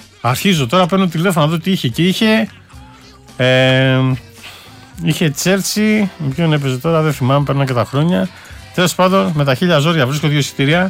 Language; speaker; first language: Greek; native; Greek